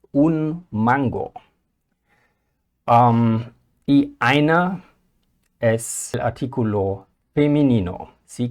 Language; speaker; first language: Spanish; non-native, fluent; German